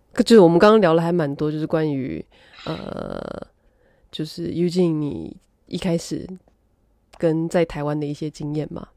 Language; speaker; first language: Chinese; native; Chinese